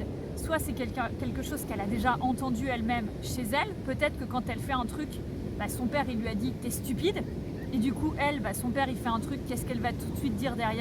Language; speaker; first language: French; native; French